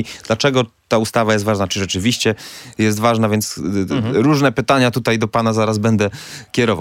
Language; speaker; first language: Polish; native; Polish